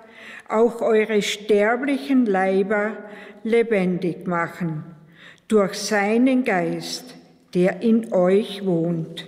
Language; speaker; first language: German; native; German